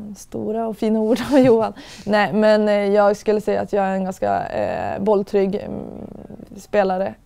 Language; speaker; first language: Swedish; native; Swedish